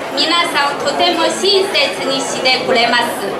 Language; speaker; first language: Japanese; non-native, learner; Chinese